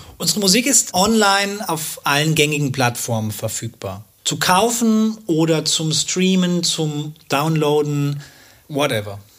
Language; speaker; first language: German; native; German